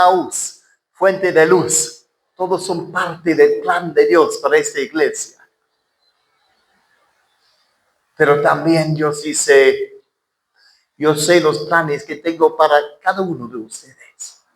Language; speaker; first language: Spanish; non-native, fluent; English